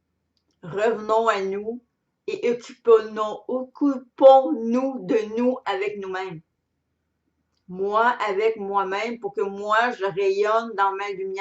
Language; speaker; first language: French; native; French